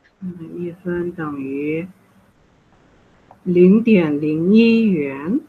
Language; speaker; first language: Chinese; non-native, fluent; Vietnamese